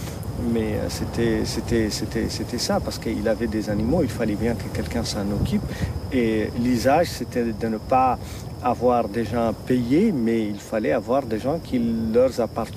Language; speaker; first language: French; non-native, local second language; Arabic